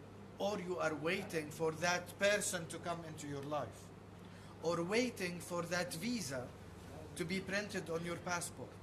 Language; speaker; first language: English; non-native, fluent; Arabic